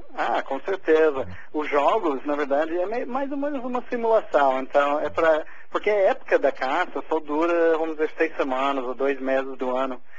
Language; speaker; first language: Portuguese; non-native, fluent; English